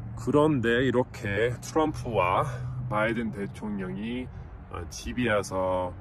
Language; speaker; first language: Korean; non-native, fluent; English